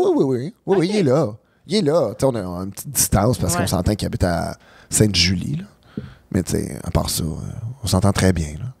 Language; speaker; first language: French; native; French